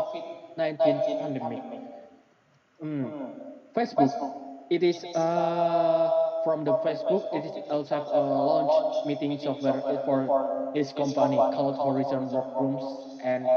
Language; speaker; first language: English; non-native, learner; Indonesian